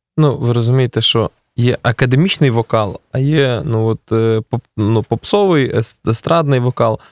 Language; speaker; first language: Ukrainian; native; Ukrainian